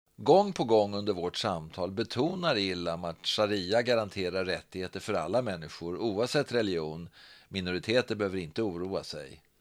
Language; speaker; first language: Swedish; native; Swedish